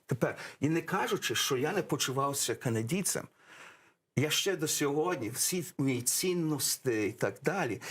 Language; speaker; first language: Ukrainian; early bilingual, heritage; English